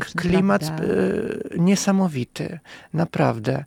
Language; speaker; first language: Polish; non-native, fluent; Russian